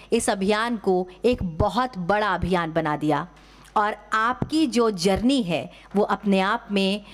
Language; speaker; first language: Hindi; native; Hindi